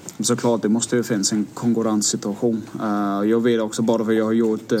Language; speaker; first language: Swedish; non-native, fluent; Danish